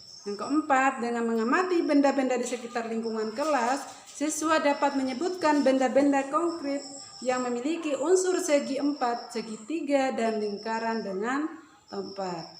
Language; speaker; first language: Indonesian; native; Indonesian